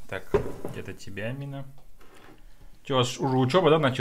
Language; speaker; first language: Russian; native; Russian